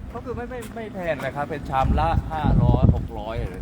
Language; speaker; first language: Thai; early bilingual, other home language; Japanese